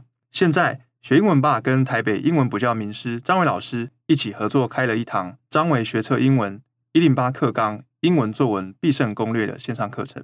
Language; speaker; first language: Chinese; native; Chinese